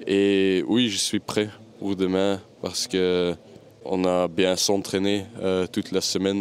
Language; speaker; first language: French; non-native, local second language; Dutch